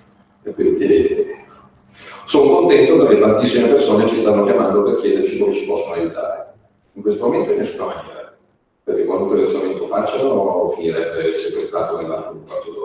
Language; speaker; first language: Italian; native; Italian